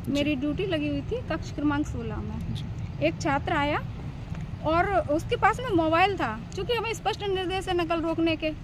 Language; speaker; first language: Hindi; native; Hindi